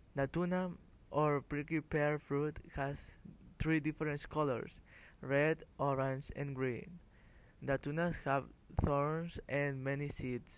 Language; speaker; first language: English; non-native, learner; Spanish